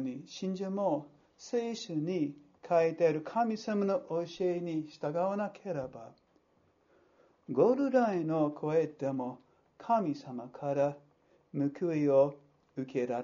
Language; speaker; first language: Japanese; non-native, fluent; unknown